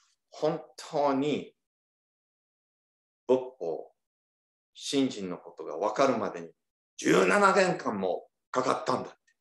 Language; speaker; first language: Japanese; early bilingual, heritage; Japanese